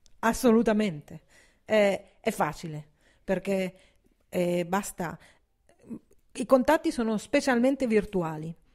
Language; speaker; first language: Italian; native; Italian